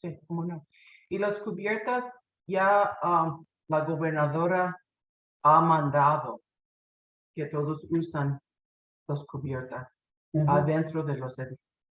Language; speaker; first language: Spanish; non-native, fluent; English